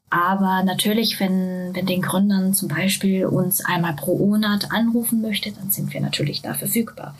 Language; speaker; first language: German; non-native, fluent; Japanese